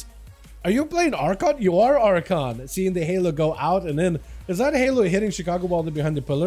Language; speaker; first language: English; native; English